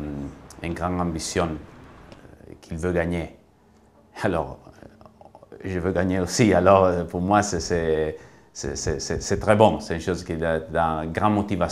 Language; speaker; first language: French; non-native, fluent; Italian